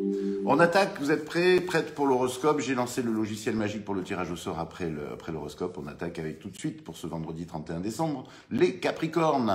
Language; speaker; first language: French; native; French